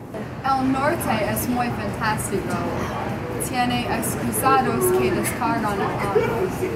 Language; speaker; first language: Spanish; non-native, learner; English